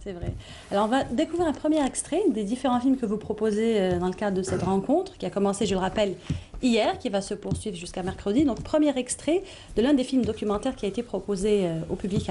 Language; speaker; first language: French; native; French